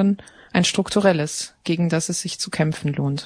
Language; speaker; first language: German; native; German